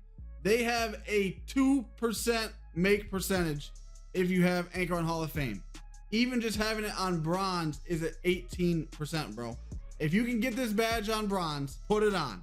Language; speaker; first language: English; native; English